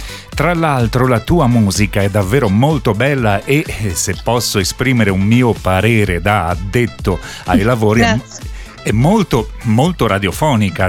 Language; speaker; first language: Italian; native; Italian